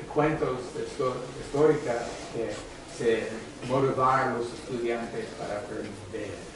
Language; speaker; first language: Spanish; non-native, learner; English